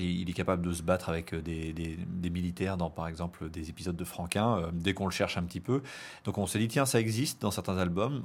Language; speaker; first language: French; native; French